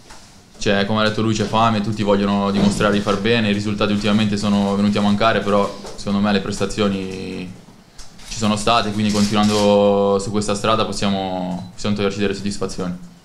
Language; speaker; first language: Italian; native; Italian